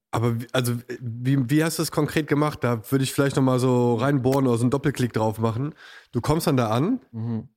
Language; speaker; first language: German; native; German